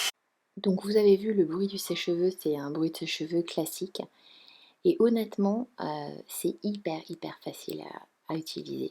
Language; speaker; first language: French; native; French